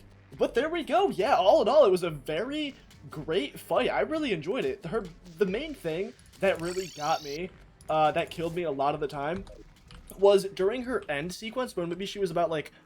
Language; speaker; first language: English; native; English